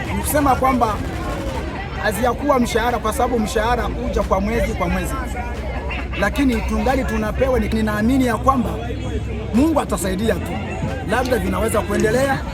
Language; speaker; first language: Swahili; native; Swahili